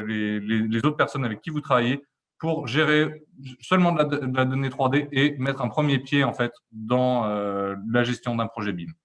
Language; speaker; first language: French; native; French